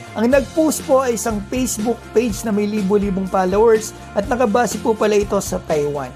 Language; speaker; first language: Filipino; native; Filipino